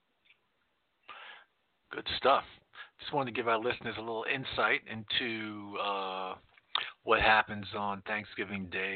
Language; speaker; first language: English; native; English